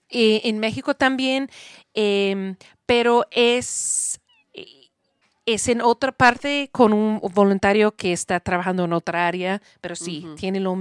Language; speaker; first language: Spanish; non-native, learner; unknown